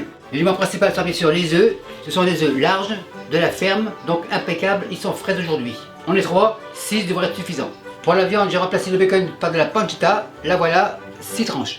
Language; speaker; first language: French; native; French